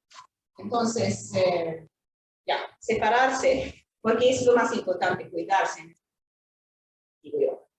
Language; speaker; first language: Spanish; non-native, fluent; Swedish